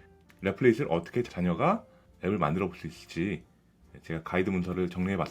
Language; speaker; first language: Korean; native; Korean